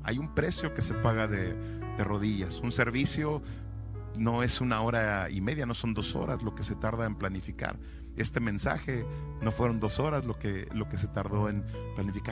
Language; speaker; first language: Spanish; native; Spanish